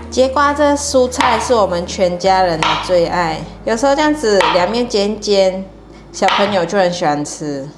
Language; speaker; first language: Chinese; native; Chinese